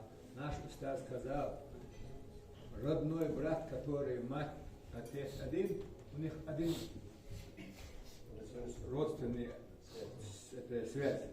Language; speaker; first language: Russian; non-native, local second language; Ingush